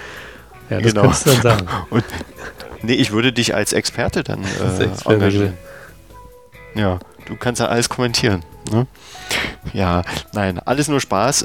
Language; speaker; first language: German; native; German